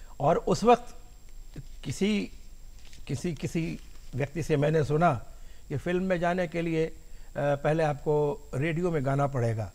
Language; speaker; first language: Hindi; non-native, local second language; Maithili